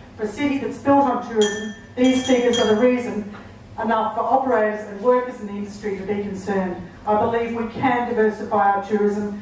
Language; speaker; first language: English; native; English